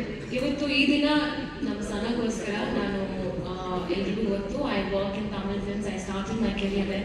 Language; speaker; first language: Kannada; non-native, learner; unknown